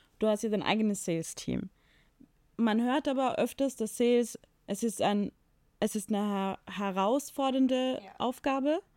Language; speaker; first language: German; native; German